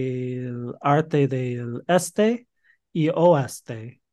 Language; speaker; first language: Spanish; non-native, learner; English